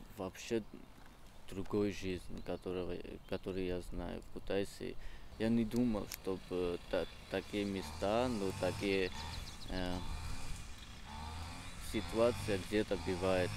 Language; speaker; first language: Russian; non-native, learner; Georgian